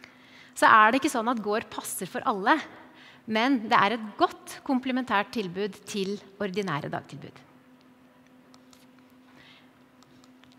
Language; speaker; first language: Norwegian; native; Norwegian